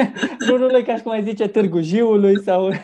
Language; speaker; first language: Romanian; native; Romanian